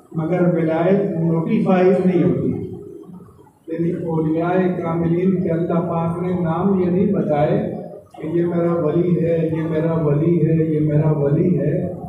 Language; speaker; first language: Urdu; non-native, local second language; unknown